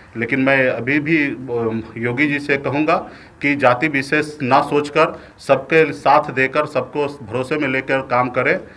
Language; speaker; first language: Hindi; native; Hindi